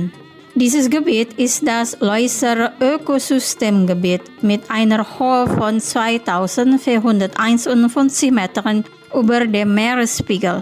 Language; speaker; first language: German; non-native, fluent; Indonesian